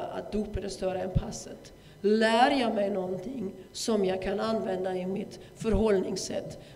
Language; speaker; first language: Swedish; non-native, fluent; German